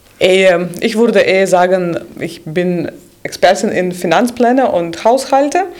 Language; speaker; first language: German; non-native, fluent; Russian